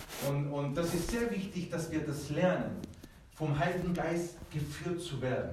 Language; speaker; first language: German; early bilingual, heritage; Spanish